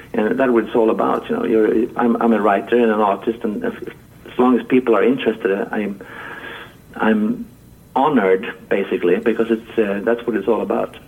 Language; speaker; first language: English; non-native, fluent; Swedish